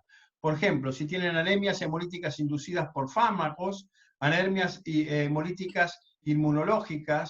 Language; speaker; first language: Spanish; native; Spanish